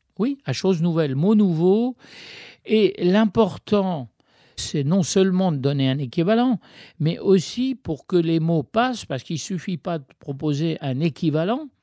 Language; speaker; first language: French; early bilingual, other home language; Arabic